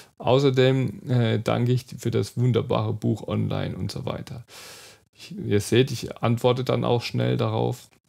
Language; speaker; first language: German; native; German